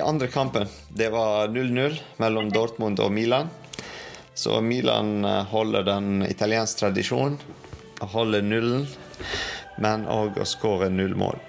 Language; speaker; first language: Norwegian; non-native, fluent; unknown